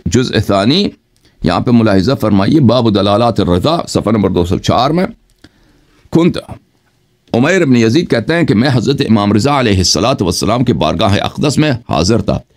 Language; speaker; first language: Urdu; non-native, fluent; Persian